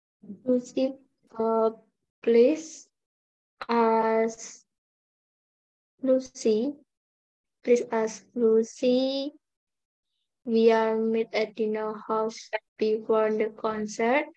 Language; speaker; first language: English; non-native, learner; Indonesian